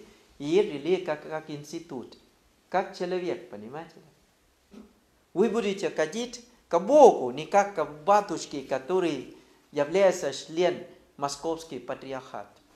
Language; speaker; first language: Russian; non-native, fluent; Thai